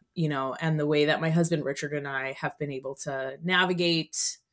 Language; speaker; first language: English; native; English